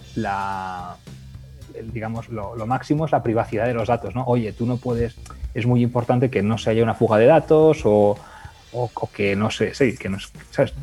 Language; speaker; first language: Spanish; native; Spanish